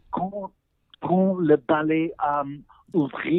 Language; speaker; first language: French; non-native, learner; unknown